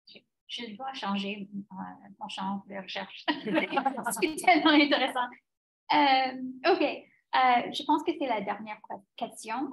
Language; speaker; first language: French; non-native, fluent; English